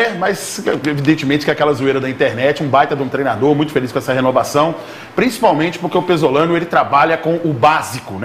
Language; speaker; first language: Portuguese; native; Portuguese